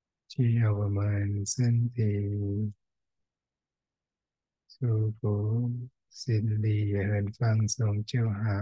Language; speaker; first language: Chinese; non-native, fluent; Thai